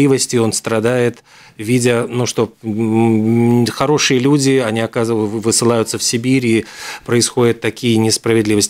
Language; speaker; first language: Russian; native; Russian